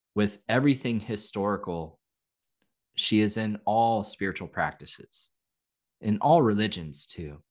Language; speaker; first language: English; native; English